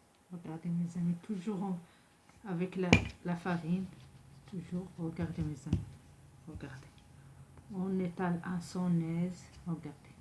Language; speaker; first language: French; non-native, local second language; Arabic